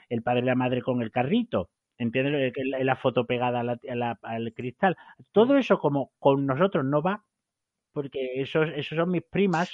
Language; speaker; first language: Spanish; native; Spanish